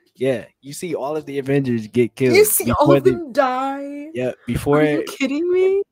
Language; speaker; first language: English; native; English